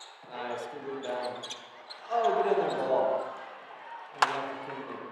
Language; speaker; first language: English; native; English